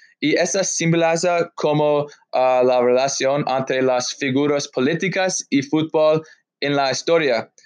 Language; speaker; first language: Spanish; non-native, learner; English